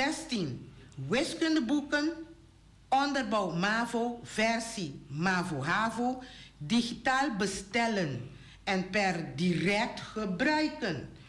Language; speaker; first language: Dutch; non-native, local second language; Papiamento